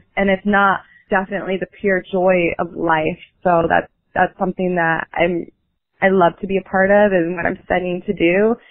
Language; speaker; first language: English; native; English